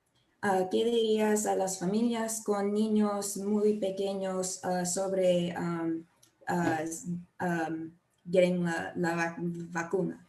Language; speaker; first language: Spanish; non-native, learner; English